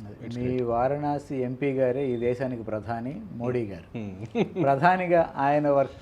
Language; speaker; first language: Telugu; native; Telugu